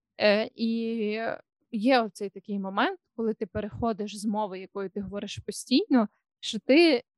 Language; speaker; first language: Ukrainian; non-native, local second language; Russian